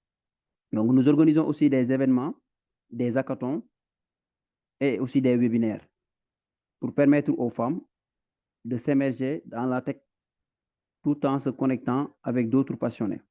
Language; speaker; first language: French; non-native, local second language; Wolof